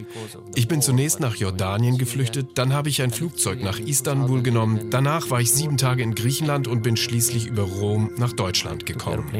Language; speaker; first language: German; non-native, fluent; Arabic